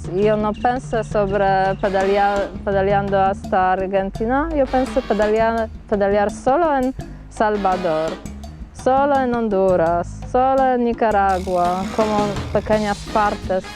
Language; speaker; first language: Spanish; non-native, learner; Polish